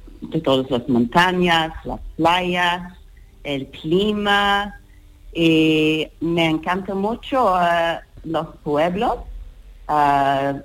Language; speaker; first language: Spanish; non-native, learner; English